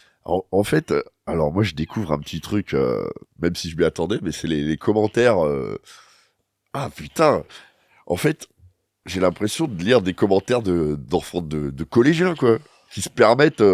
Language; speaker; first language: French; native; French